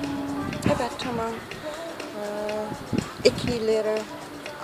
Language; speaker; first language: Turkish; non-native, learner; English